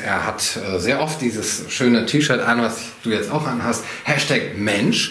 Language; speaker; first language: German; native; German